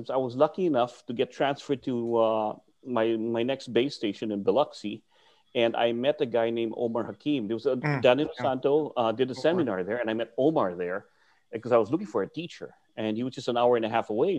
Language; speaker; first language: English; non-native, local second language; Filipino